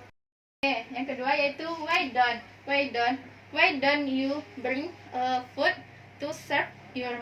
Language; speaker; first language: English; non-native, learner; Indonesian